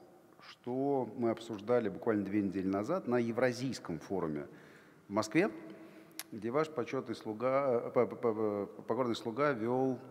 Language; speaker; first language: Russian; native; Russian